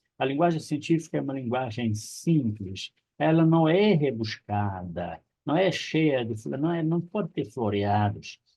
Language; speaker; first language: Portuguese; non-native, local second language; Kabuverdianu